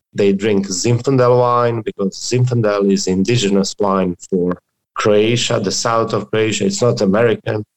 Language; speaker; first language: English; non-native, fluent; Croatian